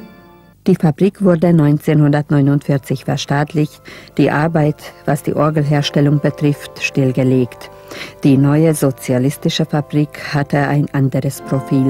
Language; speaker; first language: German; native; German